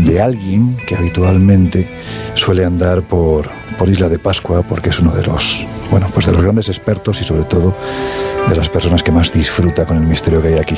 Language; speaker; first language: Spanish; native; Spanish